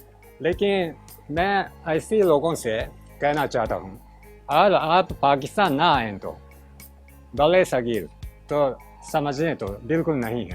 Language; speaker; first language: Hindi; non-native, learner; Japanese